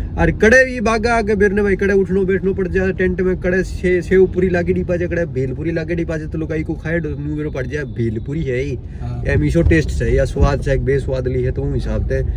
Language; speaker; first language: Hindi; native; Hindi